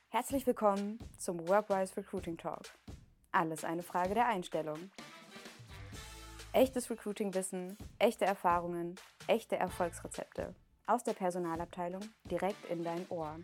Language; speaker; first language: German; native; German